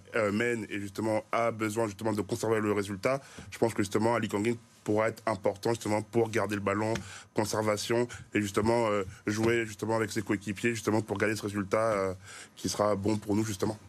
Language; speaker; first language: French; native; French